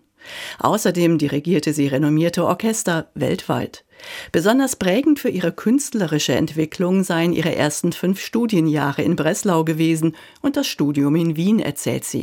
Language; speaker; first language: German; native; German